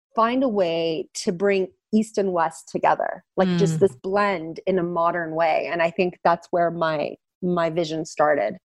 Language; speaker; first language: English; early bilingual, other home language; Turkish